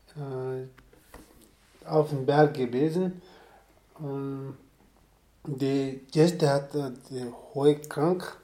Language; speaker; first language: German; non-native, learner; Sherpa